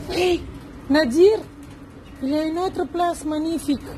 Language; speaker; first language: French; non-native, learner; Romanian